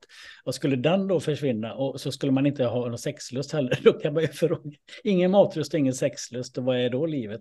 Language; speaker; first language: Swedish; native; Swedish